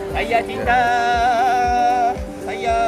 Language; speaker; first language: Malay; non-native, learner; Korean